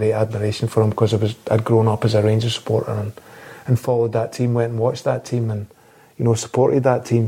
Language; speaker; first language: English; native; English